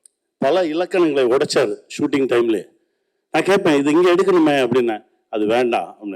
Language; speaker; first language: Tamil; native; Tamil